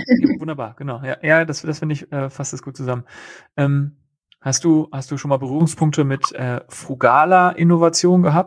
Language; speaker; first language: German; native; German